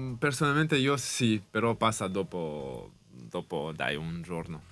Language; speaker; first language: Italian; non-native, fluent; Russian